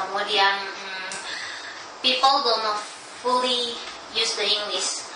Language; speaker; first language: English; non-native, learner; Indonesian